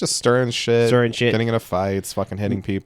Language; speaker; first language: English; native; English